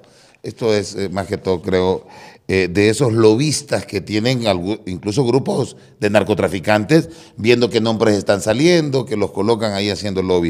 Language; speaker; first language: Spanish; native; Spanish